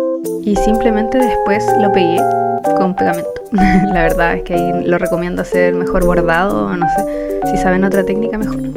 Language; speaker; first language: Spanish; native; Spanish